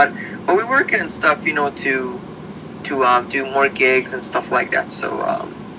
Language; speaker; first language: English; early bilingual, other home language; Slovak